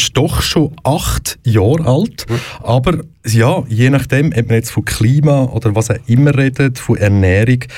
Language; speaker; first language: German; native; German